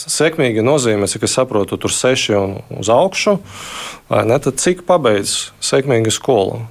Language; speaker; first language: Latvian; non-native, local second language; Russian